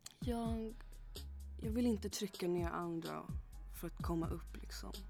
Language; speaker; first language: Swedish; early bilingual, other home language; English